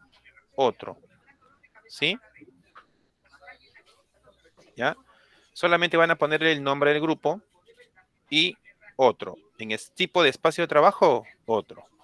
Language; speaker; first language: Spanish; native; Spanish